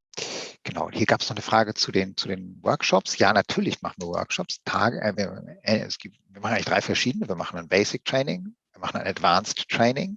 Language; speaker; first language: German; native; German